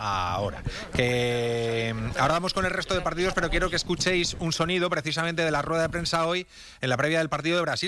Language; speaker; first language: Spanish; native; Spanish